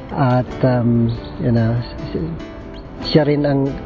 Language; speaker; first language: English; non-native, local second language; Filipino